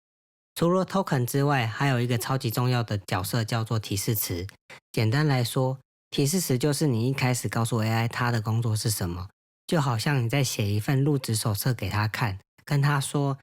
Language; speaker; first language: Chinese; native; Chinese